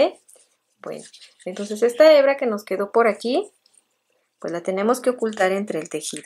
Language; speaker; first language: Spanish; native; Spanish